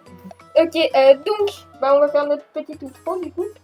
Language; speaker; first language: French; native; French